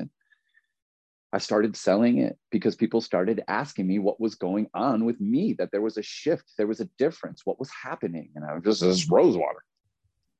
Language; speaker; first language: English; native; English